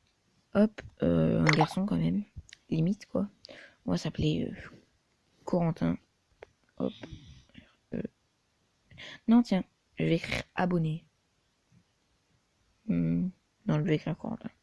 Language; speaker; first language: French; native; French